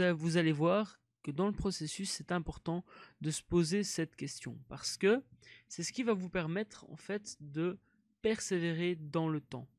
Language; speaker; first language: French; native; French